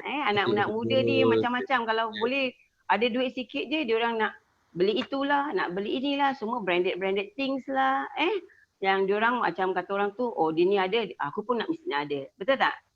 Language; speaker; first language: Malay; native; Malay